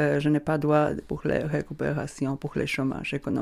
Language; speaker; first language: French; non-native, learner; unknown